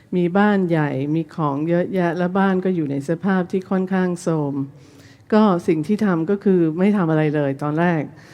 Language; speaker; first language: Thai; non-native, fluent; English